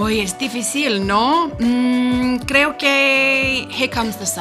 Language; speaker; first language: Spanish; non-native, fluent; English